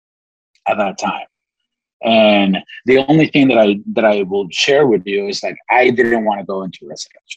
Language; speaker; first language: English; non-native, fluent; Spanish